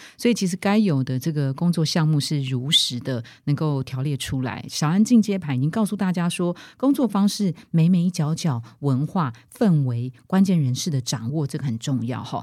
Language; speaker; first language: Chinese; native; Chinese